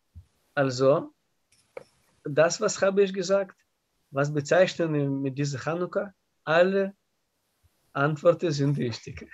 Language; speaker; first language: German; non-native, learner; Russian